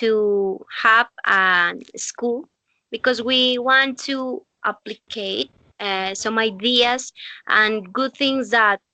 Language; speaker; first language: English; non-native, learner; Spanish